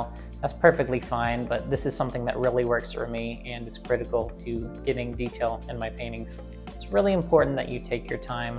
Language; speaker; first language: English; native; English